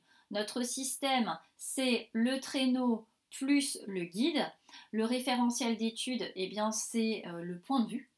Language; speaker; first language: French; native; French